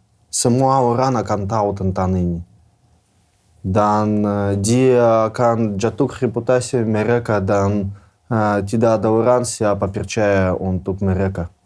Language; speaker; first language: Indonesian; non-native, learner; Russian